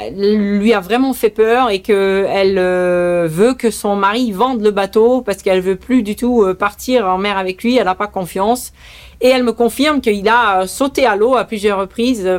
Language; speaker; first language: French; early bilingual, other home language; Dutch